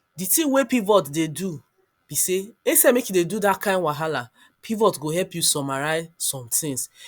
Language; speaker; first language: Nigerian Pidgin; non-native, local second language; Yoruba